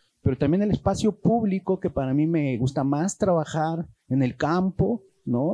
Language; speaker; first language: Spanish; native; Spanish